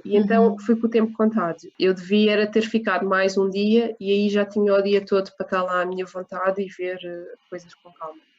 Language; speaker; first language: Portuguese; native; Portuguese